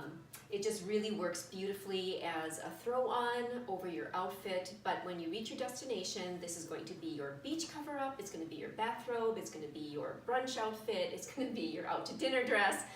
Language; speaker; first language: English; native; English